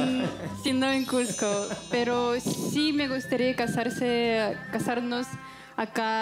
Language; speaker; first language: Spanish; non-native, learner; English